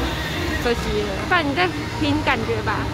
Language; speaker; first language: Chinese; native; Chinese